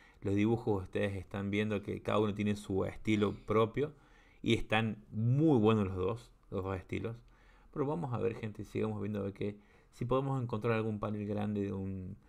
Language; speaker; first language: Spanish; native; Spanish